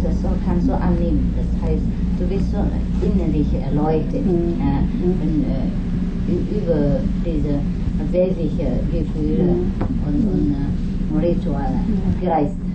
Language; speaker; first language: German; non-native, learner; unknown